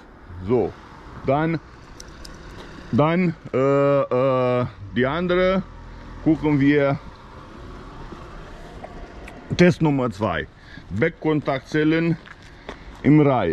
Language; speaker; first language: German; non-native, fluent; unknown